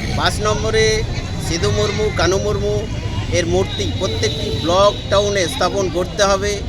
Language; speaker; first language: Bangla; non-native, local second language; Santali